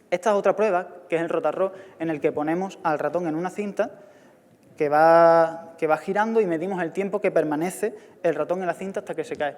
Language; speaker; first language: Spanish; native; Spanish